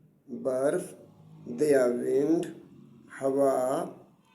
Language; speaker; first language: German; non-native, learner; Urdu